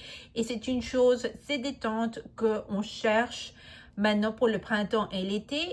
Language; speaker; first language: French; non-native, fluent; Spanish